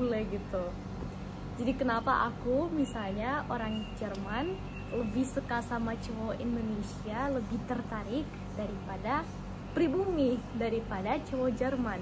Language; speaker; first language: Indonesian; non-native, fluent; German